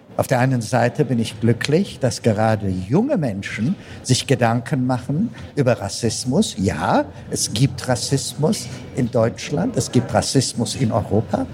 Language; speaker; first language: German; non-native, fluent; Amharic